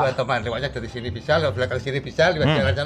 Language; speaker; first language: Indonesian; non-native, local second language; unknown